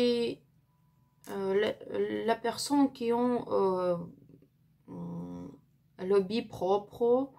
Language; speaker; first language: French; non-native, learner; Ukrainian